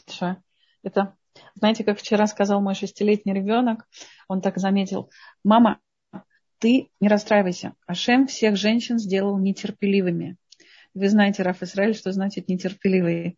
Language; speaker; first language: Russian; native; Russian